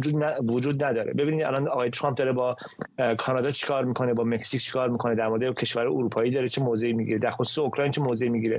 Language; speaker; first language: Persian; native; Persian